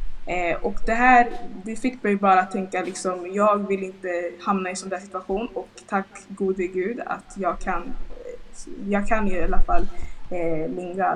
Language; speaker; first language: Swedish; early bilingual, other home language; Lingala